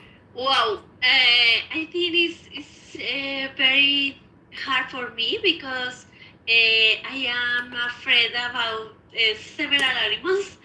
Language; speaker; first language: English; non-native, learner; Spanish